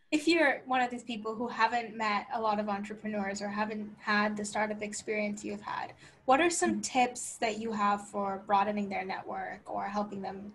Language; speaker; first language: English; native; English